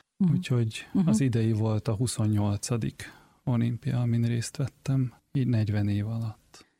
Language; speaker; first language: Hungarian; early bilingual, heritage; Hungarian